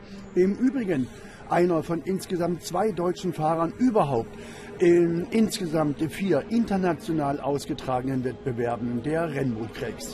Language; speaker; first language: German; native; German